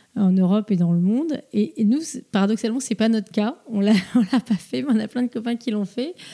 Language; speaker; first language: French; native; French